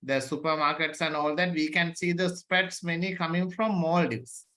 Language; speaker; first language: English; non-native, local second language; Sinhala